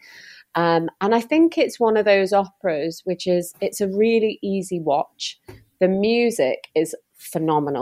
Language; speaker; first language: English; native; English